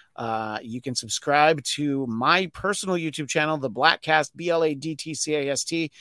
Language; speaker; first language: English; native; English